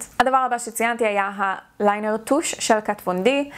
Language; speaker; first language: Hebrew; native; Hebrew